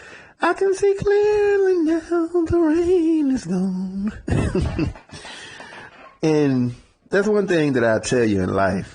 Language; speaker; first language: English; native; English